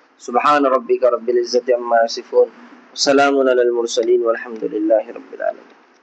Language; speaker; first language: Urdu; native; Urdu